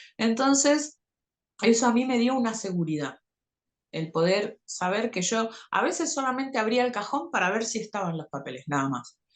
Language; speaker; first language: Spanish; native; Spanish